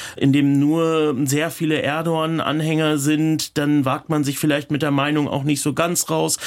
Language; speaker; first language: German; early bilingual, other home language; Turkish